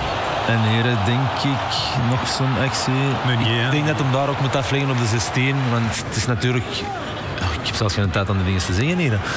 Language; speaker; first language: Dutch; native; Dutch